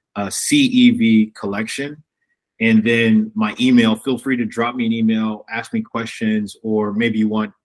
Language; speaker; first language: English; native; English